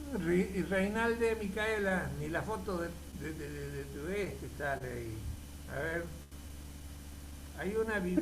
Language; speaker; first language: Spanish; native; Spanish